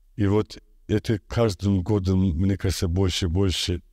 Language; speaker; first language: Russian; non-native, local second language; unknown